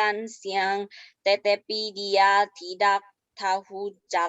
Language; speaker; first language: Indonesian; non-native, learner; Thai